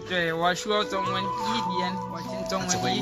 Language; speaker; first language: Chinese; non-native, learner; Southern Sotho